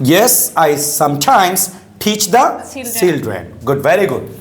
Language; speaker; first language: English; non-native, fluent; Bangla